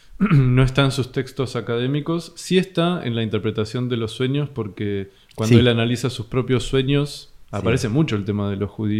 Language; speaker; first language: Spanish; native; Spanish